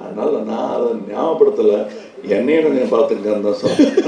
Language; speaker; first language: Tamil; native; Tamil